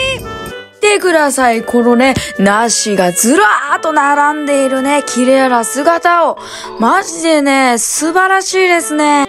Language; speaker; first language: Japanese; native; Japanese